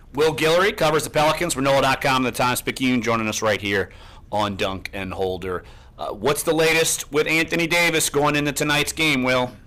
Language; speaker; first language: English; native; English